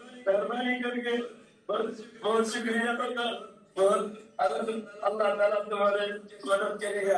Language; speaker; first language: Hindi; non-native, learner; Rohingya